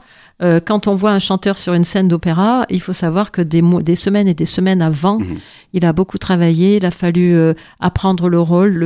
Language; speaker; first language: French; native; French